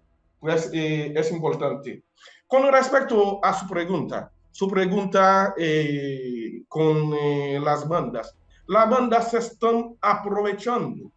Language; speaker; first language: Spanish; non-native, fluent; Haitian Creole